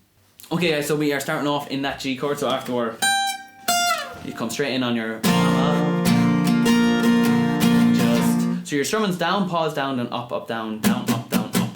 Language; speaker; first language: English; native; English